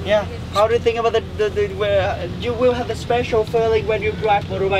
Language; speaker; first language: English; non-native, fluent; Vietnamese